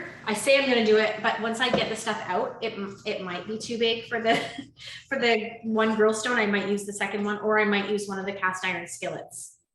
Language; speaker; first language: English; native; English